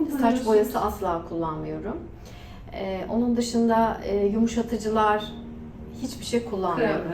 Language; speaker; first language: Turkish; native; Turkish